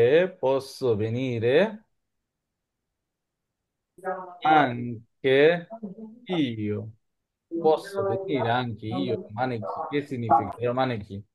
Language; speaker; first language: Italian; non-native, learner; Bangla